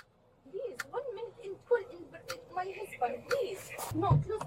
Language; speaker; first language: English; non-native, learner; Arabic